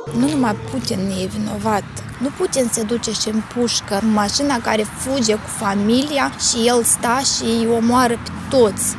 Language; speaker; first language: Romanian; native; Romanian